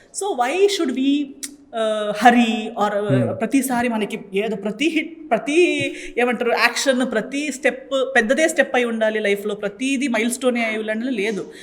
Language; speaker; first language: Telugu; non-native, fluent; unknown